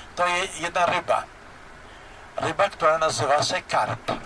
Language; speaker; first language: Polish; non-native, learner; Albanian